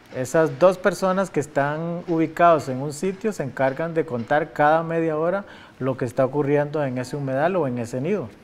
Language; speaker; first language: Spanish; native; Spanish